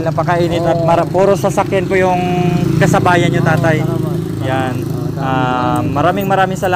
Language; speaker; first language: Filipino; native; Filipino